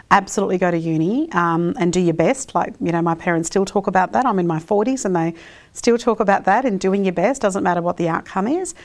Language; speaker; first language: English; early bilingual, other home language; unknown